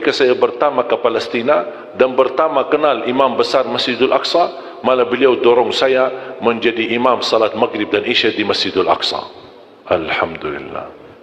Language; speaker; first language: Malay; non-native, fluent; Arabic